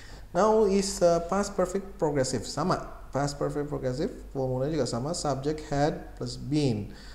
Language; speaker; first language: English; non-native, fluent; Indonesian